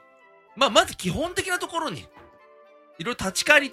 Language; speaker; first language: Japanese; native; Japanese